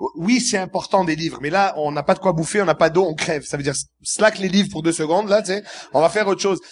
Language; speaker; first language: French; early bilingual, other home language; Arabic